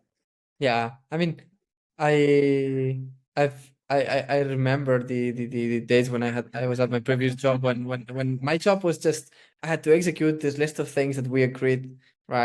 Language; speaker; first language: English; non-native, fluent; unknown